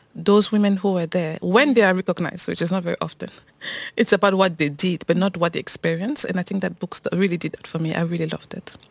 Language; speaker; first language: English; non-native, local second language; French